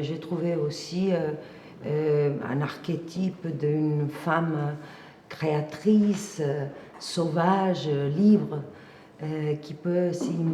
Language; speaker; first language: French; non-native, fluent; Spanish